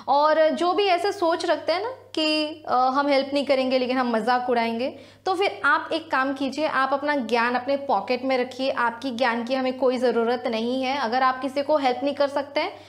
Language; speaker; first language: Hindi; non-native, local second language; Sadri